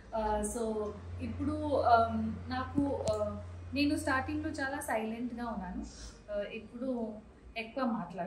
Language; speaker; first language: Telugu; non-native, learner; Kannada